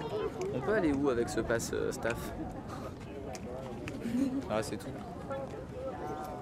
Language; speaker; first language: French; native; French